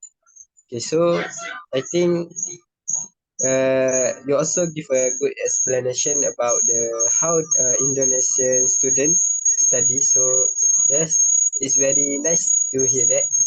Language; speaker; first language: English; non-native, learner; Malay